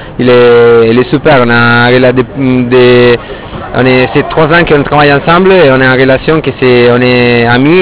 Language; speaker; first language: French; non-native, fluent; Italian